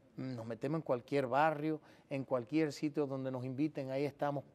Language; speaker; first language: Spanish; early bilingual, heritage; Spanish